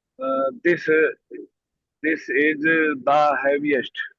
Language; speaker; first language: English; non-native, learner; Hindi